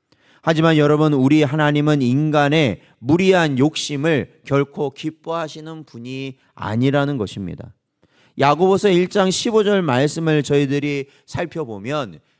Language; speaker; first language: Korean; native; Korean